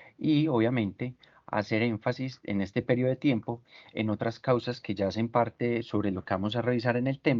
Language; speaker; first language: Spanish; native; Spanish